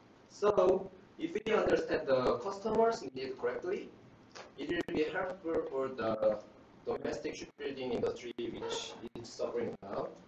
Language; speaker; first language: English; non-native, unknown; Korean